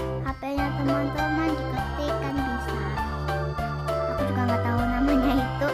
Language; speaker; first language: Indonesian; early bilingual, other home language; Korean